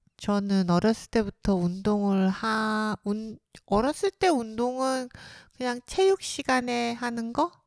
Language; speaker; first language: Korean; native; Korean